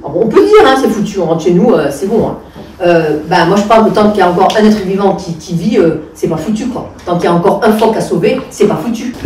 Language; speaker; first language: French; native; French